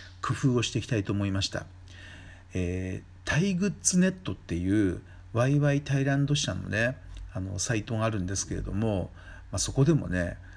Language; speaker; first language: Japanese; native; Japanese